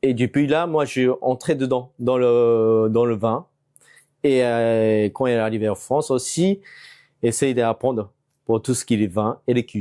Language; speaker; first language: French; non-native, fluent; Japanese